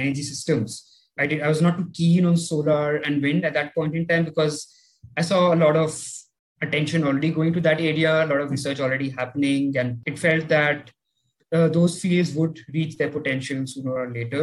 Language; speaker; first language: English; non-native, local second language; Hindi